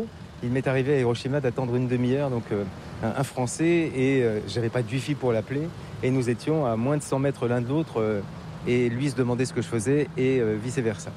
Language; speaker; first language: French; native; French